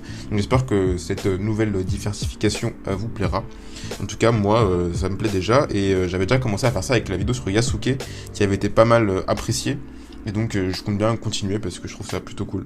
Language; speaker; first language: French; native; French